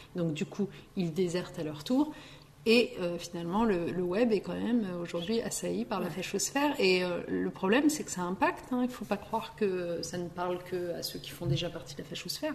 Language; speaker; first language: French; early bilingual, other home language; Riffian